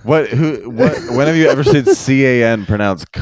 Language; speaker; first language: English; native; English